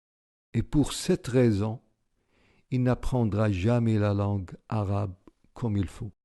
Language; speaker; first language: French; non-native, local second language; Arabic